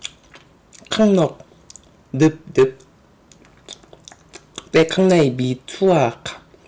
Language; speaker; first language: Thai; non-native, learner; Korean